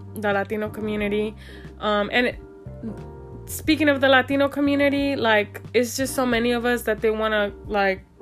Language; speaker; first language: English; early bilingual, other home language; Spanish